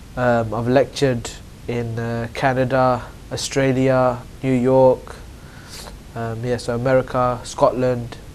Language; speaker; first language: English; native; English